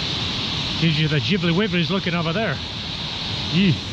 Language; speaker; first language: English; native; English